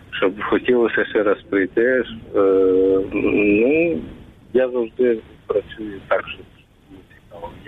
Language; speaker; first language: Ukrainian; early bilingual, heritage; Ukrainian